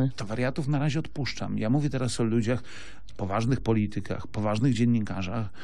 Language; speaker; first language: Polish; native; Polish